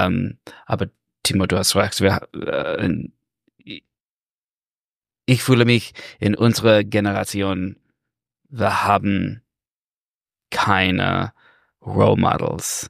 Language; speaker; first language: German; non-native, learner; English